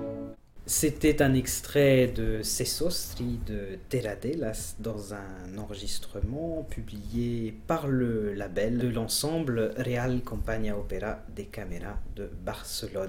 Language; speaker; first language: French; native; French